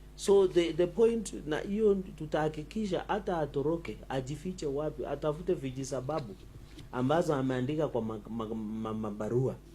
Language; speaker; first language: Swahili; non-native, local second language; Kalenjin